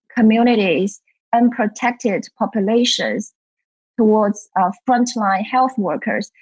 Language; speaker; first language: English; non-native, fluent; Chinese